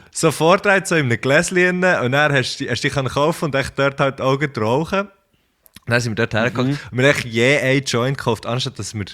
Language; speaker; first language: German; native; German